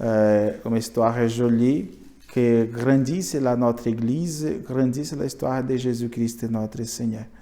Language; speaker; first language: French; non-native, learner; Portuguese